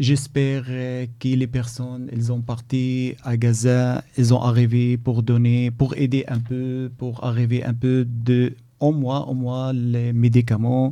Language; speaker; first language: French; non-native, learner; Arabic